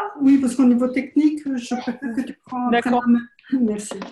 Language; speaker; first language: French; native; French